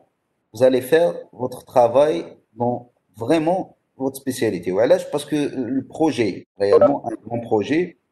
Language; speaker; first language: French; non-native, local second language; Arabic